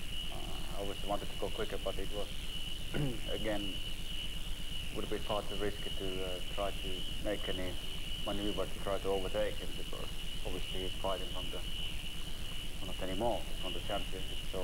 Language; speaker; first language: English; non-native, fluent; Finnish